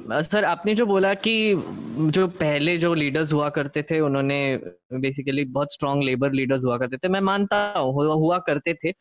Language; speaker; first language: Hindi; non-native, local second language; Marathi